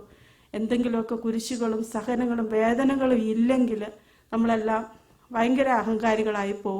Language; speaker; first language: Malayalam; native; Malayalam